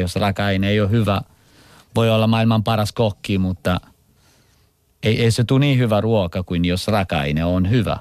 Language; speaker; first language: Finnish; non-native, local second language; Italian